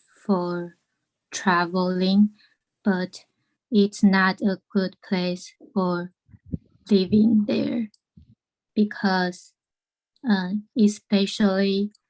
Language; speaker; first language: English; non-native, learner; Chinese